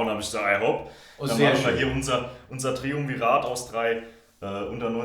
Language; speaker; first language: German; native; German